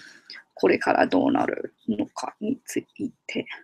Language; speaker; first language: Japanese; non-native, fluent; English